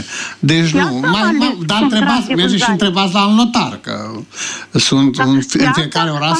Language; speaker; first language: Romanian; native; Romanian